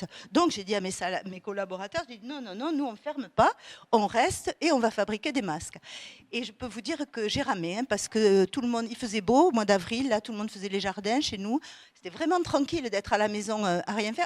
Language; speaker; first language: French; native; French